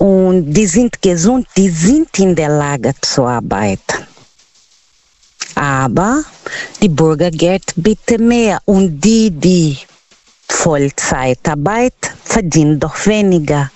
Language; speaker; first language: German; non-native, learner; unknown